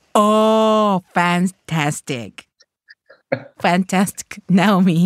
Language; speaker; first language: English; non-native, learner; Japanese